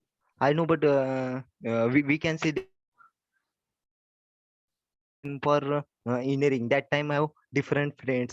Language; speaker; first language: English; non-native, learner; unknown